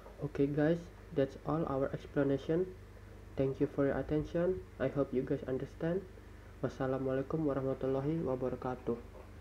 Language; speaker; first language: English; non-native, fluent; Indonesian